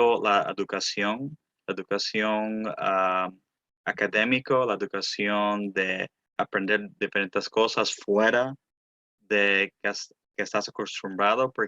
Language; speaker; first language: Spanish; early bilingual, heritage; Spanish